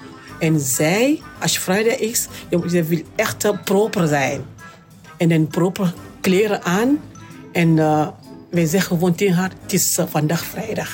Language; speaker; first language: Dutch; non-native, learner; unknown